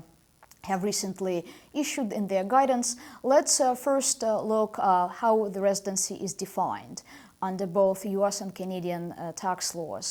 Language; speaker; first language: English; non-native, fluent; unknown